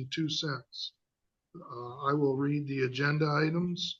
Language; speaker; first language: English; native; English